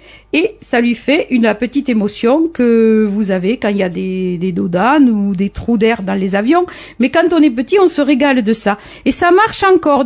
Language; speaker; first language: French; native; French